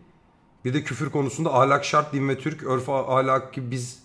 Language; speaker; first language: Turkish; native; Turkish